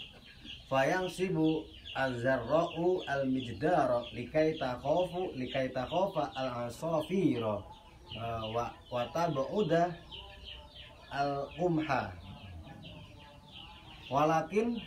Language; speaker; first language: Arabic; non-native, learner; Indonesian